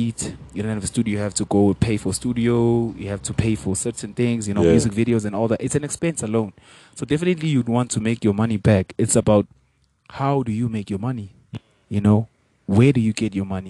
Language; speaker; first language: English; non-native, local second language; Venda